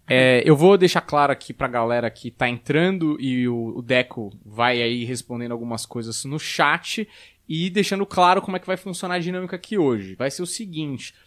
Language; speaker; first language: Portuguese; native; Portuguese